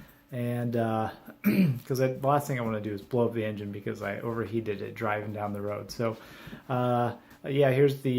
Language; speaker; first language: English; native; English